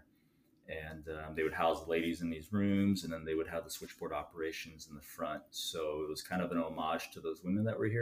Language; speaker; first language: English; native; English